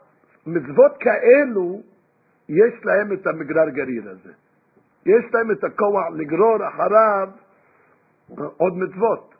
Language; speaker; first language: Hebrew; non-native, fluent; English